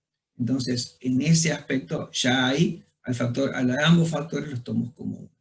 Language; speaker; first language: Spanish; native; Spanish